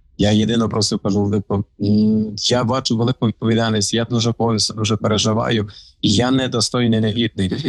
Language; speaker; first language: Ukrainian; native; Ukrainian